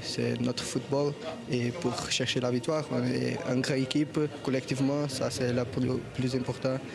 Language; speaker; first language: French; non-native, learner; Portuguese